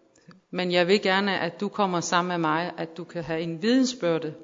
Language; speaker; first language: Danish; non-native, fluent; Persian